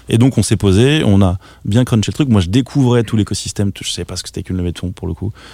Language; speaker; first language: French; native; French